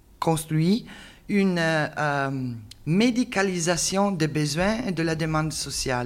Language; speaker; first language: French; non-native, learner; Italian